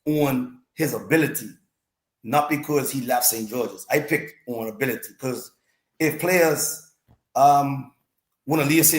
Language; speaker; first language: English; native; English